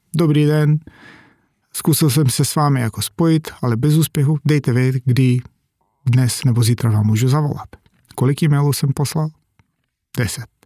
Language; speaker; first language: Czech; non-native, fluent; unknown